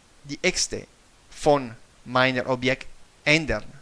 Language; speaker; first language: German; non-native, fluent; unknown